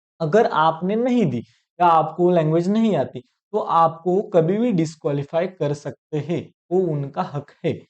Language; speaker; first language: Hindi; non-native, local second language; Marathi